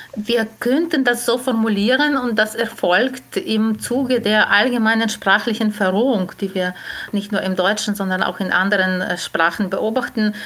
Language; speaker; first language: German; non-native, fluent; Ukrainian